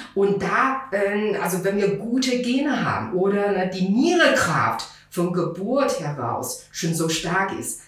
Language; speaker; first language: German; non-native, fluent; Chinese